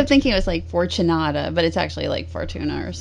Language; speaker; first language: English; native; English